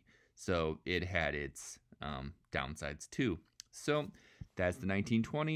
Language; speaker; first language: English; native; English